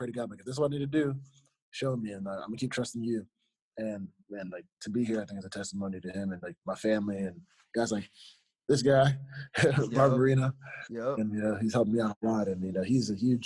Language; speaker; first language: English; native; English